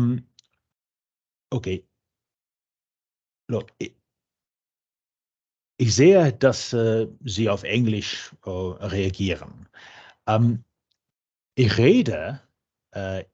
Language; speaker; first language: German; non-native, fluent; English